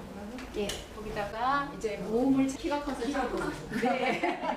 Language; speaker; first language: Korean; native; Korean